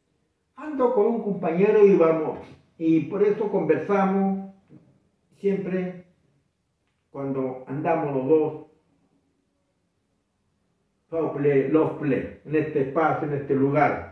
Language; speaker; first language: Spanish; non-native, local second language; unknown